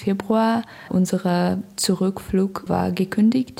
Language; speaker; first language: German; non-native, learner; Russian